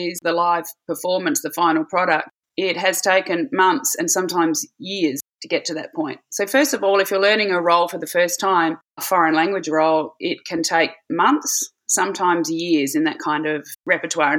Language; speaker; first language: English; native; English